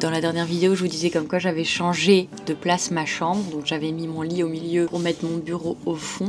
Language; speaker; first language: French; native; French